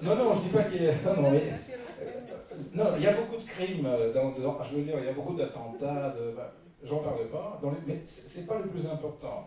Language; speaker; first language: French; non-native, fluent; Russian